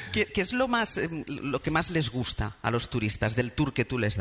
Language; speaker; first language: Spanish; native; Spanish